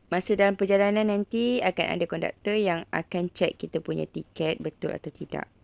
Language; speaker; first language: Malay; native; Malay